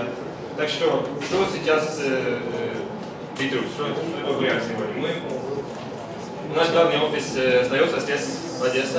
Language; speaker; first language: Russian; non-native, learner; Swedish